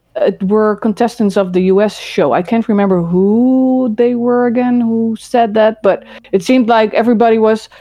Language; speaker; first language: English; early bilingual, other home language; Dutch